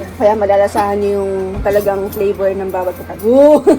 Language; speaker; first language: Filipino; native; Filipino